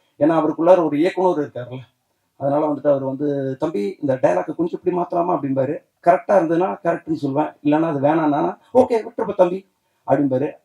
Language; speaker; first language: Tamil; native; Tamil